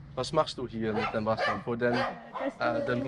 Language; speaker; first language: German; non-native, learner; Dutch